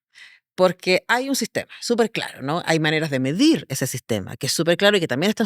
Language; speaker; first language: Spanish; native; Spanish